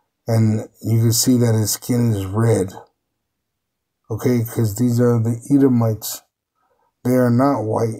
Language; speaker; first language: English; native; English